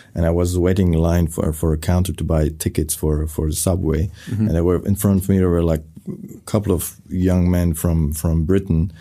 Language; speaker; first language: English; non-native, fluent; Persian